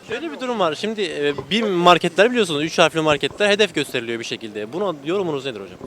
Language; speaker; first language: Turkish; native; Turkish